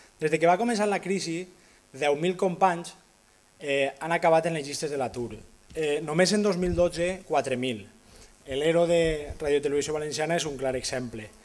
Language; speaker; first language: Catalan; native; Catalan